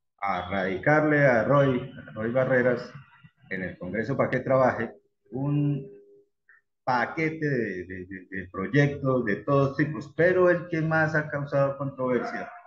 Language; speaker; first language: Spanish; native; Spanish